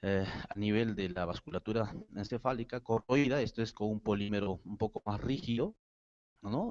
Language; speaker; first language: Spanish; native; Spanish